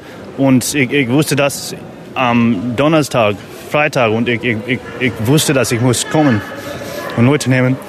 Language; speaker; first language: German; non-native, learner; English